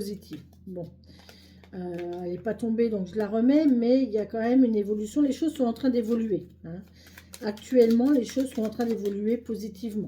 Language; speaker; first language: French; native; French